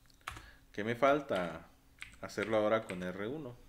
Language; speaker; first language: Spanish; native; Spanish